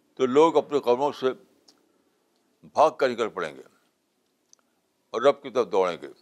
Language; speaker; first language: Urdu; native; Urdu